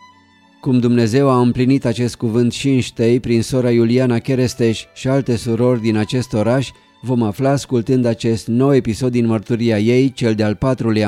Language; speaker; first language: Romanian; native; Romanian